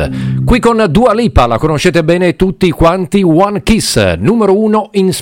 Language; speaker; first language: Italian; native; Italian